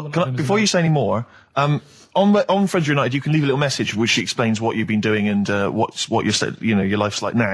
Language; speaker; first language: English; native; English